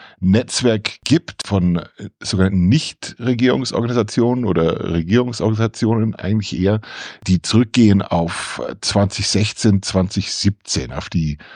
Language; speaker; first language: German; non-native, fluent; English